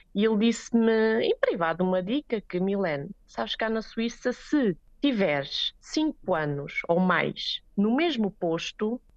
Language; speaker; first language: Portuguese; native; Portuguese